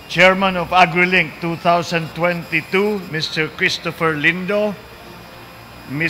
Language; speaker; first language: English; non-native, local second language; Filipino